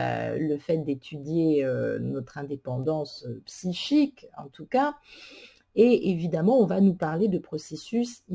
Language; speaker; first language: French; native; French